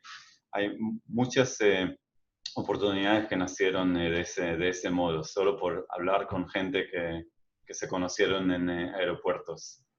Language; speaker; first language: Spanish; non-native, fluent; Hebrew